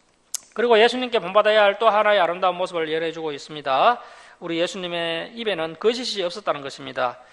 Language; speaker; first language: Korean; native; Korean